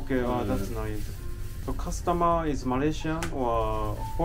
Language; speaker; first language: English; non-native, fluent; Japanese